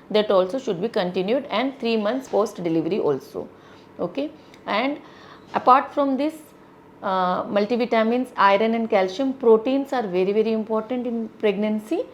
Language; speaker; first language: English; non-native, local second language; Telugu